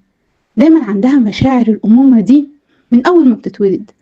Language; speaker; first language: Arabic; native; Arabic